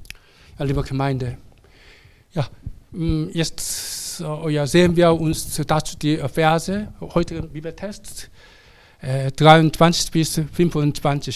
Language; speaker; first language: German; non-native, learner; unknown